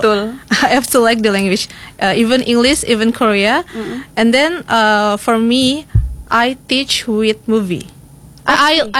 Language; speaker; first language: English; non-native, learner; Indonesian